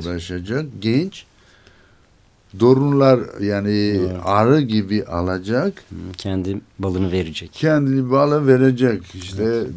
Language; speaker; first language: Turkish; non-native, learner; Armenian